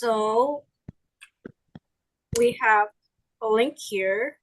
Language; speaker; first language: English; non-native, fluent; Indonesian